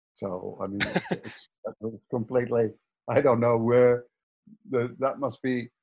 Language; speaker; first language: English; non-native, fluent; Dutch